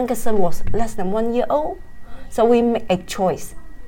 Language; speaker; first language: English; non-native, local second language; Cantonese